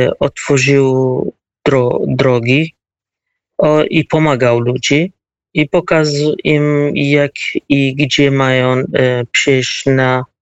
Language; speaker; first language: Polish; non-native, learner; Kurdish